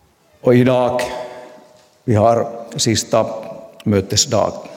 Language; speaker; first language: Swedish; non-native, local second language; Finnish